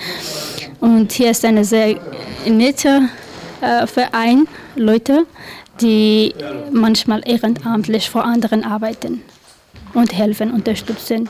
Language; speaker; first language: German; non-native, learner; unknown